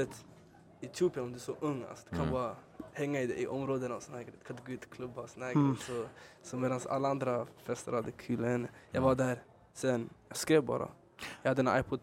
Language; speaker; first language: Swedish; early bilingual, other home language; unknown